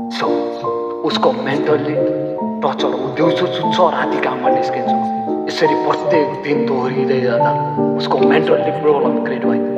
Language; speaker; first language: Nepali; native; Nepali